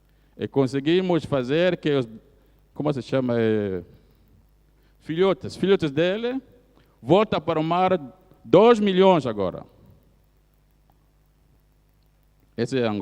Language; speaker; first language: Portuguese; non-native, fluent; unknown